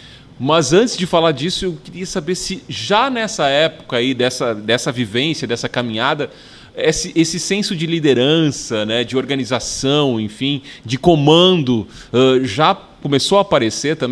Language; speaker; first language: Portuguese; native; Portuguese